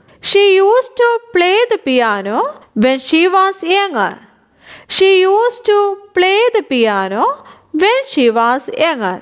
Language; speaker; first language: English; non-native, local second language; Malayalam